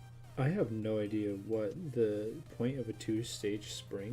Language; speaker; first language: English; native; English